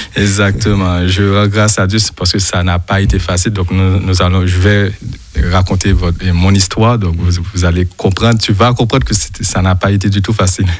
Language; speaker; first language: French; non-native, local second language; Haitian Creole